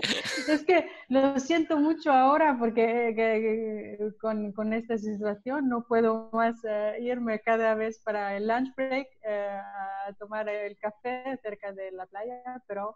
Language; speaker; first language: Spanish; non-native, learner; Italian